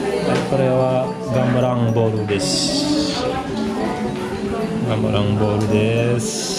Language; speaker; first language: Japanese; non-native, learner; Indonesian